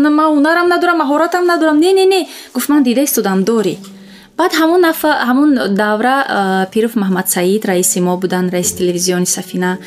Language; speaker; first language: Tajik; non-native, local second language; Russian